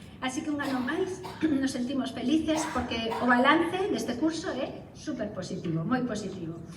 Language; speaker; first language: Galician; non-native, local second language; Spanish